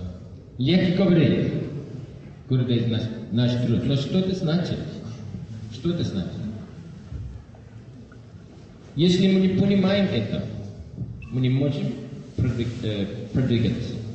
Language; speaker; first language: Russian; non-native, fluent; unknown